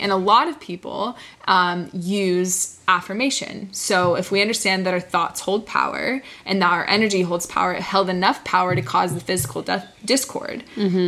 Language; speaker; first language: English; early bilingual, other home language; Spanish